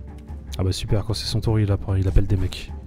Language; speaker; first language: French; native; French